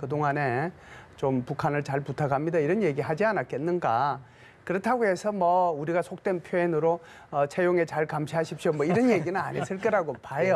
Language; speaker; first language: Korean; native; Korean